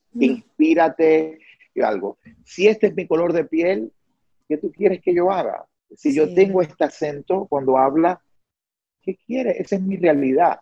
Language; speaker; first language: Spanish; native; Spanish